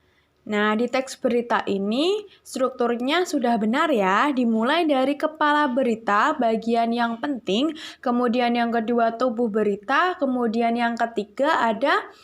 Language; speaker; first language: Indonesian; native; Indonesian